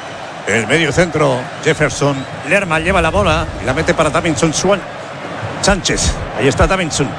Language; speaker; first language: Spanish; native; Spanish